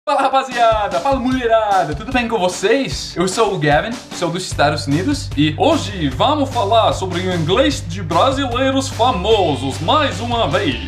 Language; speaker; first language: Portuguese; non-native, fluent; English